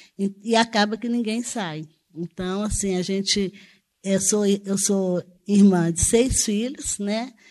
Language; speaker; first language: Portuguese; native; Portuguese